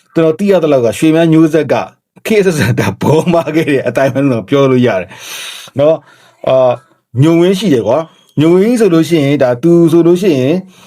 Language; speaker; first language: Burmese; native; Burmese